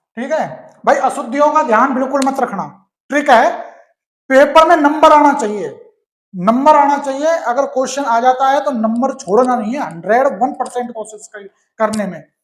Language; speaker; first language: Hindi; native; Hindi